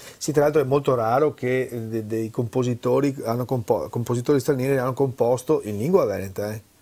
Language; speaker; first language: Italian; native; Italian